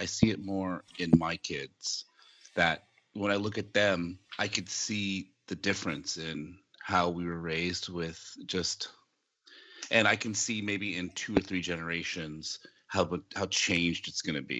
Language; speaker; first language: English; early bilingual, other home language; Japanese